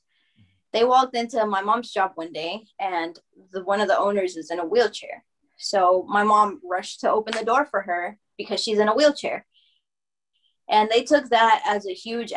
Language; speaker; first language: English; early bilingual, other home language; Spanish